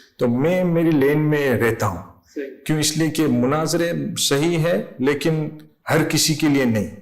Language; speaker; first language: Urdu; non-native, fluent; English